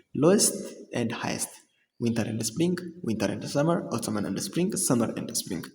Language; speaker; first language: English; non-native, local second language; Amharic